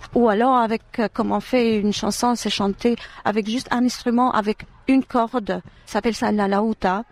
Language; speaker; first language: French; non-native, fluent; Albanian